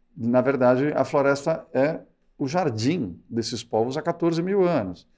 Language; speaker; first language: Portuguese; early bilingual, other home language; Spanish